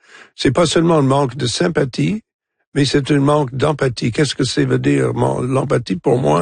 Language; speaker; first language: French; non-native, local second language; English